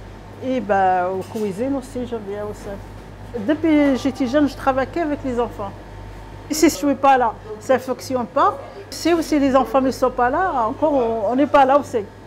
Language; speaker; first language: French; non-native, fluent; Romanian